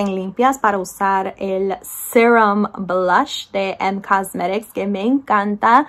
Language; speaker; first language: Spanish; early bilingual, heritage; Spanish